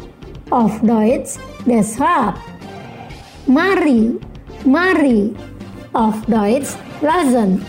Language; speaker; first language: German; non-native, fluent; Indonesian